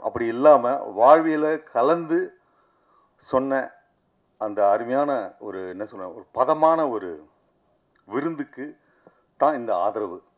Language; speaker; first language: Tamil; native; Tamil